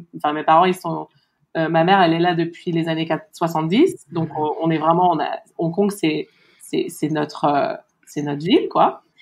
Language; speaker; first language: French; early bilingual, heritage; French